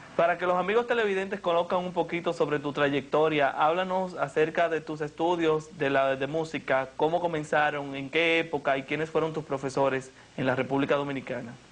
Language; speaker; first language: Spanish; native; Spanish